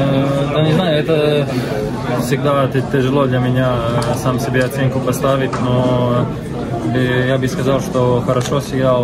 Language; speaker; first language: Russian; non-native, fluent; Slovenian